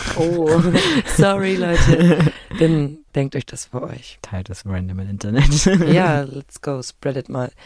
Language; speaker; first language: German; native; German